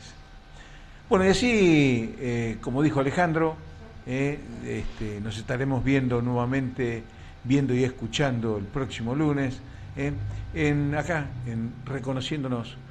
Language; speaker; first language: Spanish; native; Spanish